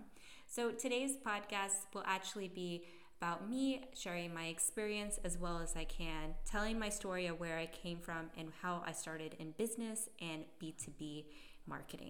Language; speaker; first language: English; native; English